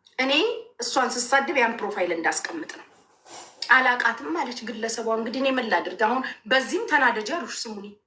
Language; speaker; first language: Amharic; native; Amharic